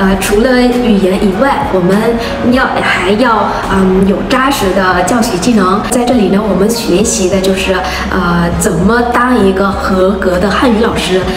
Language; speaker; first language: Chinese; non-native, fluent; Vietnamese